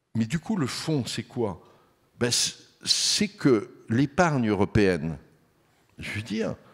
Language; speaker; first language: French; native; French